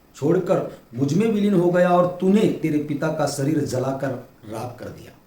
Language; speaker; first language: Hindi; non-native, local second language; Marathi